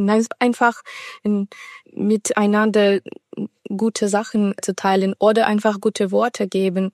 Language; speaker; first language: German; non-native, fluent; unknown